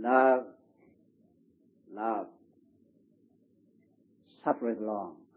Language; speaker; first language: English; native; English